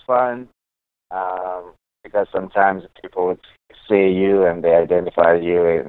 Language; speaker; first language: English; non-native, local second language; North Ndebele